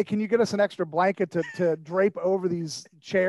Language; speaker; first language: English; native; English